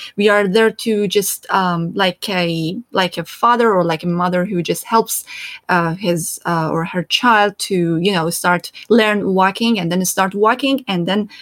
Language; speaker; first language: English; non-native, fluent; Persian